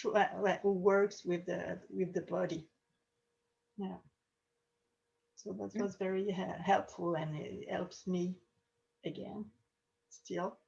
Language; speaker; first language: English; non-native, learner; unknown